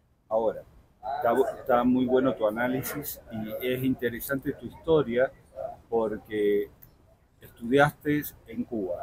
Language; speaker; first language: Spanish; non-native, fluent; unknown